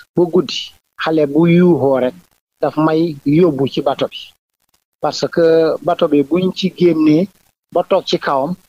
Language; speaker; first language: Wolof; non-native, local second language; Jola-Fonyi